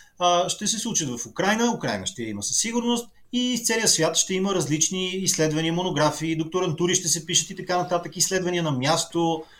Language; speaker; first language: Bulgarian; native; Bulgarian